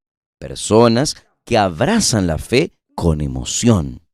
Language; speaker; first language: Spanish; non-native, fluent; Portuguese